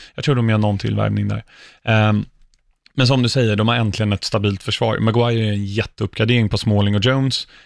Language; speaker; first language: Swedish; native; Swedish